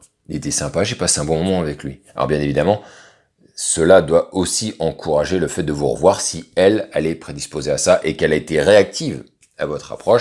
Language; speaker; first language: French; native; French